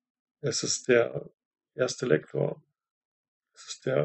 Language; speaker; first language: German; native; German